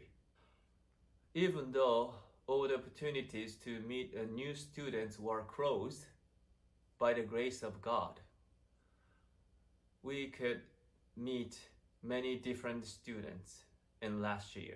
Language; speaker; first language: English; non-native, fluent; Japanese